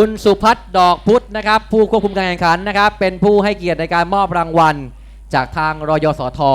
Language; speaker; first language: Thai; native; Thai